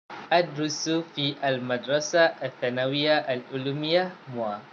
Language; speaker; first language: Arabic; non-native, learner; Malay